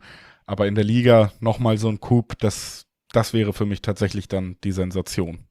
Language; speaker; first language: German; native; German